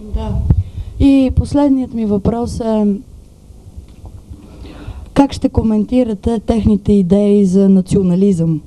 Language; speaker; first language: Bulgarian; native; Bulgarian